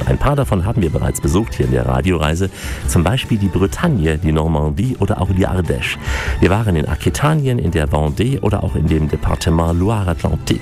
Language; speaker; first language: German; native; German